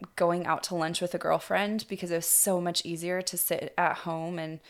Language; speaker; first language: English; native; English